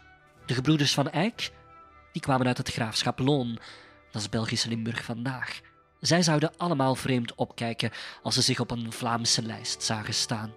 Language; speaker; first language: Dutch; native; Dutch